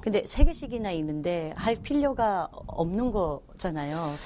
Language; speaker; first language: Korean; non-native, fluent; Filipino